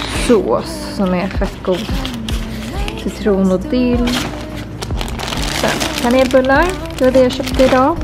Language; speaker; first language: Swedish; native; Swedish